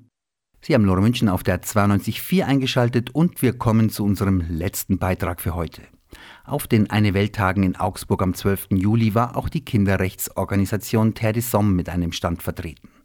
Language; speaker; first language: German; native; German